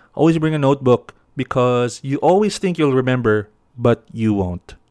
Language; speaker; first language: English; non-native, local second language; Filipino